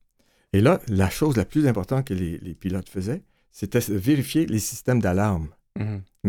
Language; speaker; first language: French; native; French